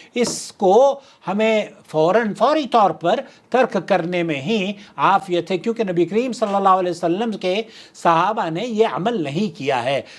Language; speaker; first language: Urdu; native; Urdu